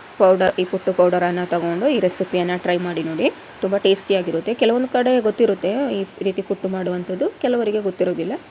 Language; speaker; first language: Kannada; non-native, local second language; Kodava